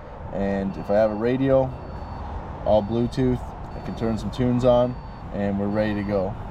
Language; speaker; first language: English; native; English